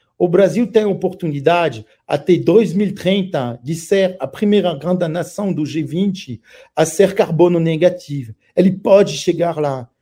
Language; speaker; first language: Portuguese; non-native, fluent; French